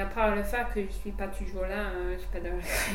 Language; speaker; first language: French; non-native, fluent; English